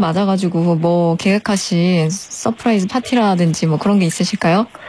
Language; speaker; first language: Korean; native; Korean